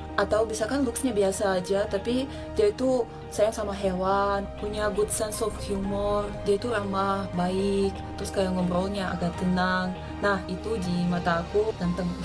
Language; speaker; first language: Indonesian; non-native, fluent; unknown